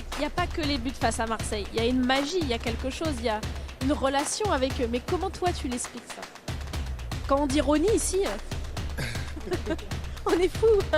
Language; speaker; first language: French; native; French